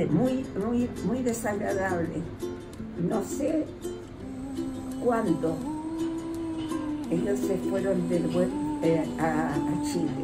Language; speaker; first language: Spanish; early bilingual, other home language; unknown